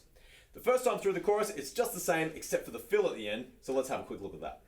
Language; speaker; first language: English; native; English